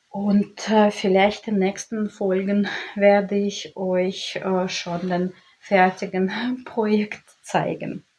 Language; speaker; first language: German; non-native, learner; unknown